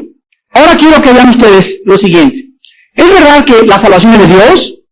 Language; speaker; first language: Spanish; native; Spanish